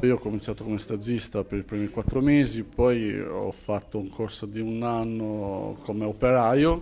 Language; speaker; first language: Italian; non-native, fluent; Albanian